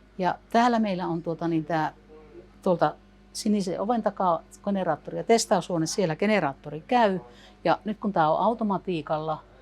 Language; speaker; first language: Finnish; native; Finnish